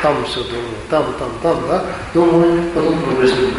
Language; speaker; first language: Russian; non-native, learner; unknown